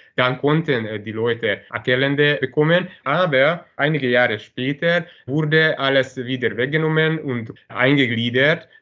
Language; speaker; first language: German; non-native, fluent; Hungarian